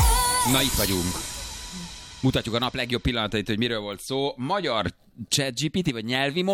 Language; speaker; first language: Hungarian; native; Hungarian